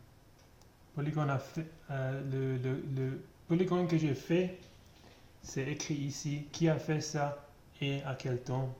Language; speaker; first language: French; non-native, learner; German